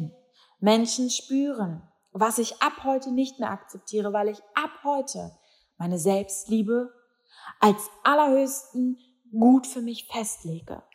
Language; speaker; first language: German; native; German